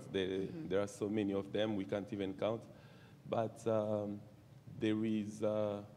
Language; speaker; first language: English; non-native, fluent; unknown